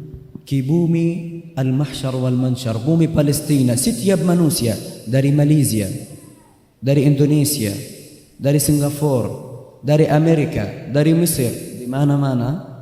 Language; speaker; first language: Indonesian; non-native, fluent; Arabic